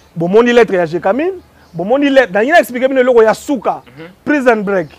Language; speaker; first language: Lingala; non-native, local second language; Swahili